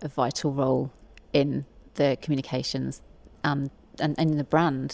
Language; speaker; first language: English; native; English